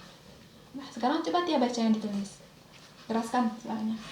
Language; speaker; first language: Indonesian; native; Indonesian